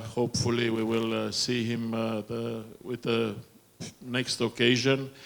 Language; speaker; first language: English; non-native, fluent; Romanian